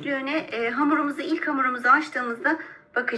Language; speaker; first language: Turkish; native; Turkish